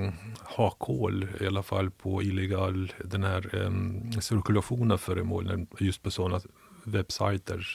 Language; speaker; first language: Swedish; non-native, fluent; Ukrainian